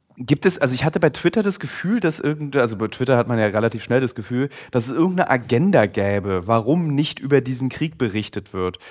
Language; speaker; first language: German; native; German